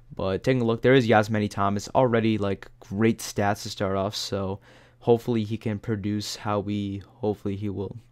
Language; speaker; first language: English; native; English